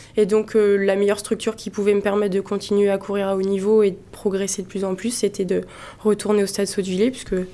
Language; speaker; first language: French; native; French